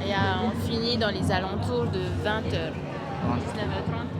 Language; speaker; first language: French; native; French